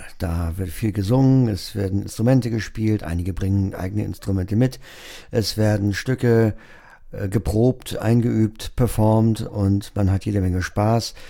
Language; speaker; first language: German; native; German